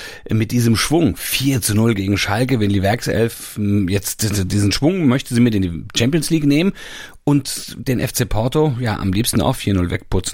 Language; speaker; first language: German; native; German